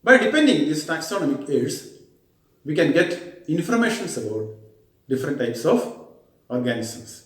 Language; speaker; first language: English; non-native, local second language; Malayalam